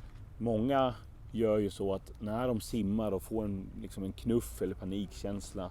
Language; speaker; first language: Swedish; native; Swedish